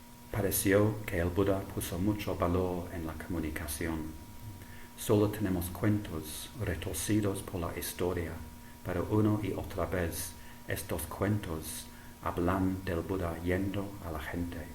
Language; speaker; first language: Spanish; non-native, fluent; English